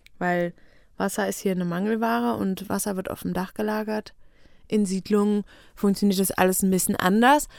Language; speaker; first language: German; native; German